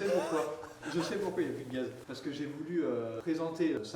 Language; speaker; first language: French; native; French